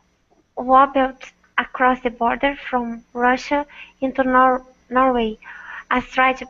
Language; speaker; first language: English; non-native, learner; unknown